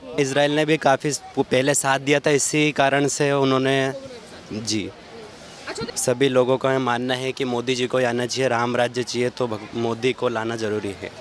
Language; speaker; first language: Hindi; native; Hindi